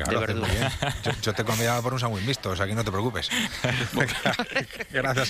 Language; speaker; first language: Spanish; native; Spanish